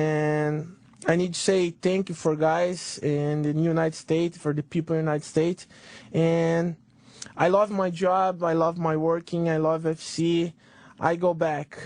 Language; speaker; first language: English; non-native, learner; Portuguese